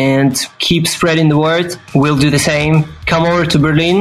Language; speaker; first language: English; non-native, fluent; Ukrainian